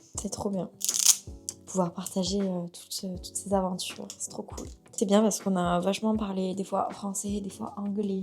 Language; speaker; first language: French; native; French